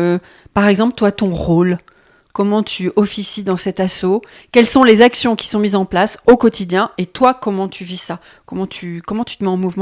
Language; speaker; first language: French; native; French